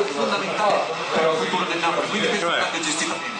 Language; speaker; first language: Italian; native; Italian